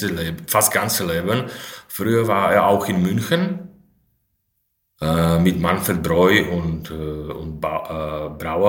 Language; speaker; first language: German; non-native, fluent; Slovak